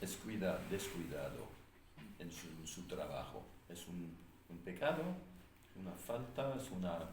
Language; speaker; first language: Spanish; non-native, fluent; English